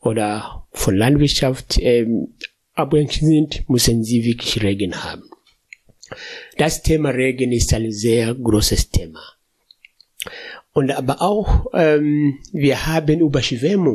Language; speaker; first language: German; non-native, fluent; Swahili